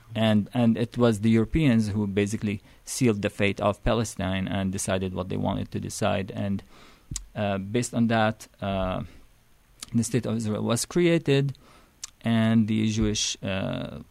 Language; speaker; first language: English; non-native, fluent; Arabic